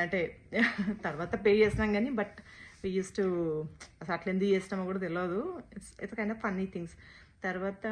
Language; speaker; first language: Telugu; native; Telugu